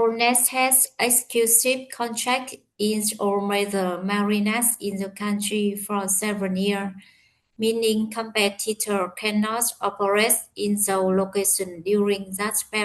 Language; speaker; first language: English; non-native, learner; Vietnamese